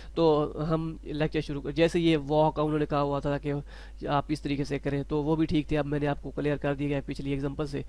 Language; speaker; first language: Urdu; non-native, local second language; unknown